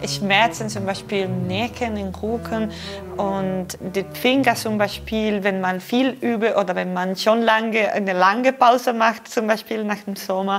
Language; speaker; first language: German; non-native, fluent; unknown